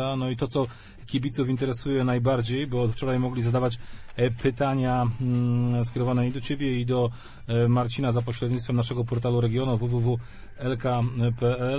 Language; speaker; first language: Polish; native; Polish